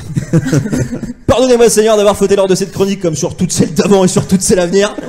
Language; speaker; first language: French; native; French